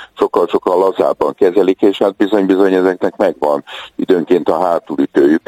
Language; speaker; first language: Hungarian; native; Hungarian